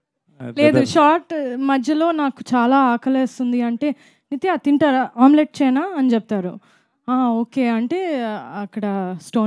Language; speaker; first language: Telugu; non-native, fluent; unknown